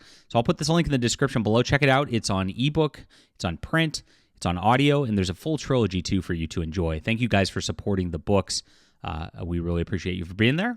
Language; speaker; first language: English; native; English